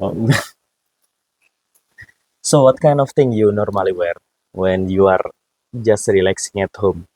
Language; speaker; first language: English; non-native, fluent; Indonesian